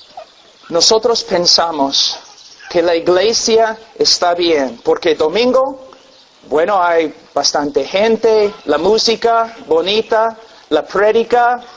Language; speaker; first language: Spanish; non-native, fluent; English